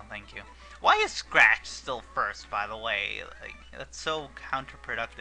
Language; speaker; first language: English; native; English